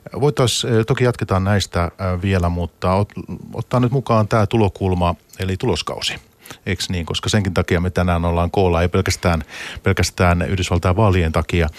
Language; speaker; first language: Finnish; native; Finnish